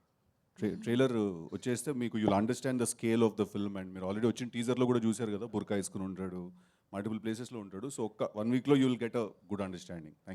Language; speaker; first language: Telugu; native; Telugu